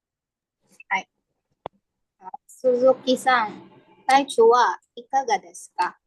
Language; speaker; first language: Japanese; non-native, learner; Filipino